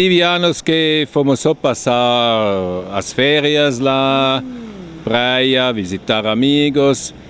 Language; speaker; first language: Portuguese; non-native, fluent; German